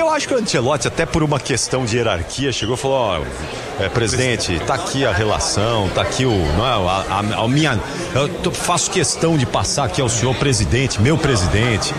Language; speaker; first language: Portuguese; native; Portuguese